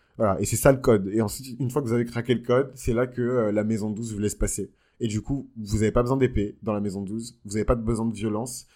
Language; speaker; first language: French; native; French